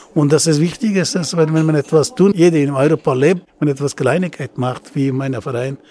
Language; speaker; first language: German; non-native, learner; Persian